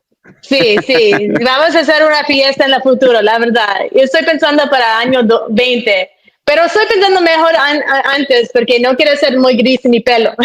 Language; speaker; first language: Spanish; early bilingual, heritage; Spanish